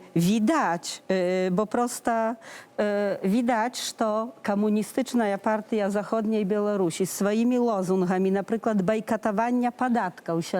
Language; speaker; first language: Polish; non-native, learner; Belarusian